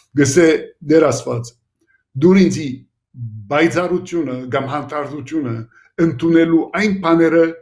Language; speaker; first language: Armenian; early bilingual, heritage; Armenian